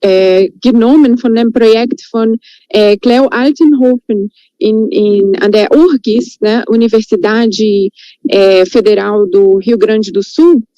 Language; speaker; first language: German; non-native, fluent; Portuguese